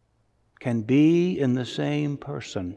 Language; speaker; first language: English; native; English